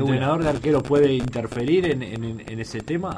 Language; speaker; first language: Spanish; native; Spanish